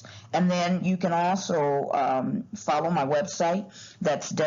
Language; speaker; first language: English; native; English